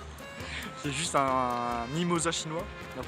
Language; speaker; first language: French; native; French